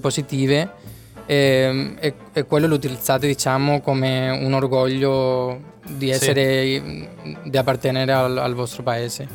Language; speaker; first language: Italian; non-native, fluent; Spanish